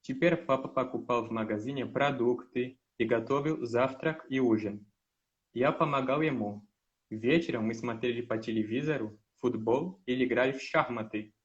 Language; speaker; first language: Russian; non-native, learner; Portuguese